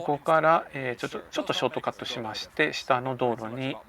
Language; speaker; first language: Japanese; native; Japanese